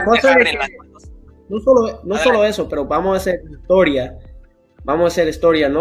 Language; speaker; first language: Spanish; early bilingual, heritage; English